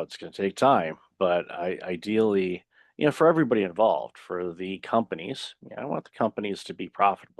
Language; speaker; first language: English; native; English